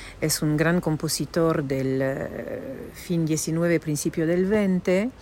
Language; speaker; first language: Spanish; non-native, fluent; French